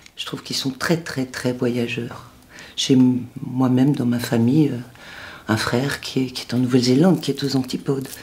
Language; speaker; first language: French; non-native, local second language; Swiss German